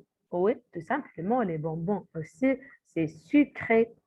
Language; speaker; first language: French; non-native, fluent; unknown